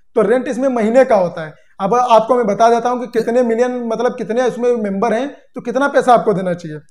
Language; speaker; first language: Hindi; native; Hindi